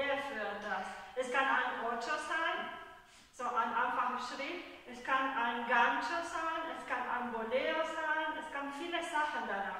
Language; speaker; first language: German; non-native, fluent; Spanish